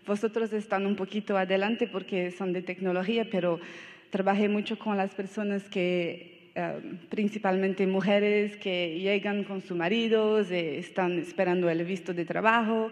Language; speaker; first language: Spanish; non-native, learner; Portuguese